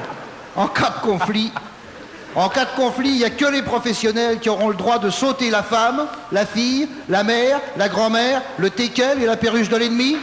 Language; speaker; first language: French; native; French